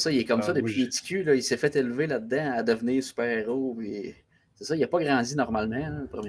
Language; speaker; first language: French; native; French